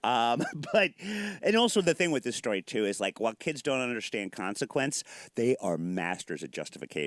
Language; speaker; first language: English; native; English